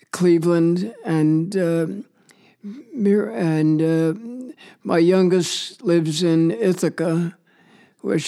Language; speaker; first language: English; native; English